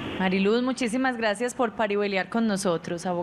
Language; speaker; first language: Spanish; native; Spanish